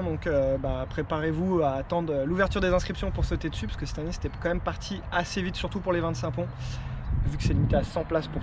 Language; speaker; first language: French; native; French